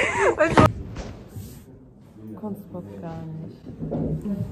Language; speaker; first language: German; native; German